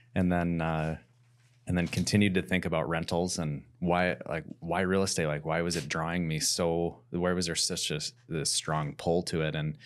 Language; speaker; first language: English; native; English